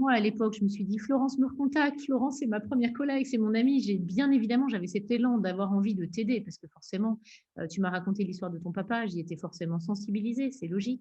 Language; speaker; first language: French; native; French